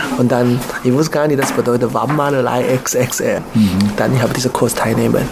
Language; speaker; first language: German; non-native, learner; Chinese